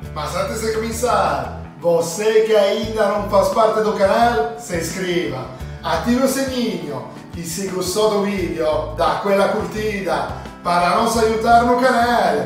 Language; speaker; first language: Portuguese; non-native, learner; Italian